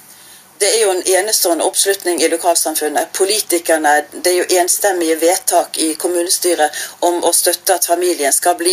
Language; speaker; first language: Norwegian; native; Norwegian